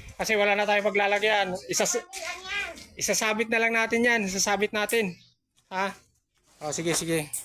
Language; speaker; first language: Filipino; non-native, local second language; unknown